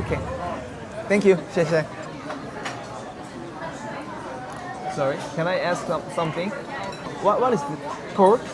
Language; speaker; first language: English; non-native, learner; Korean